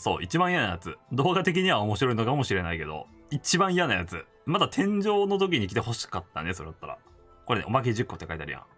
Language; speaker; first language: Japanese; native; Japanese